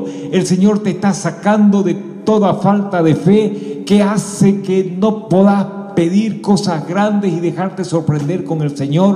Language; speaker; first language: Spanish; native; Spanish